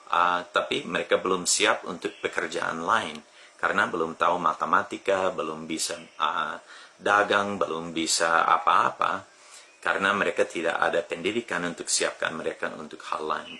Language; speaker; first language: Indonesian; non-native, fluent; English